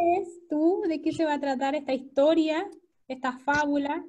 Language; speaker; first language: Spanish; native; Spanish